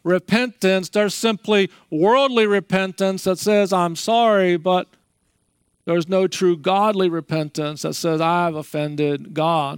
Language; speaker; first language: English; native; English